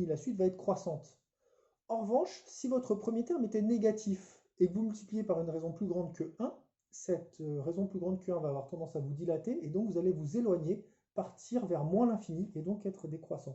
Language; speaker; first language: French; native; French